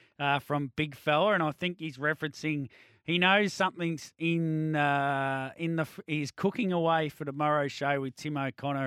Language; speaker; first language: English; native; English